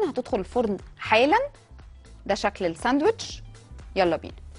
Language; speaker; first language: Arabic; native; Arabic